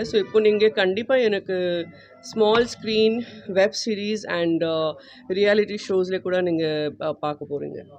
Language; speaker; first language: Tamil; non-native, fluent; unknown